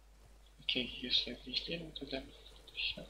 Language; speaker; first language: Russian; native; Russian